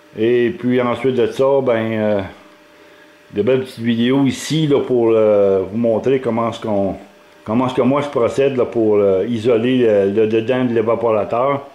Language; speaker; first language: French; native; French